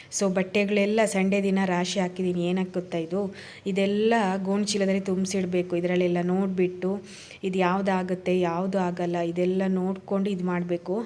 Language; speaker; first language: Kannada; non-native, local second language; Tulu